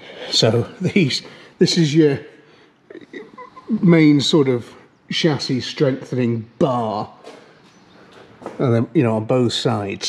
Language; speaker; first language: English; native; English